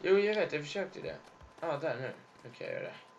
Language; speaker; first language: Swedish; native; Swedish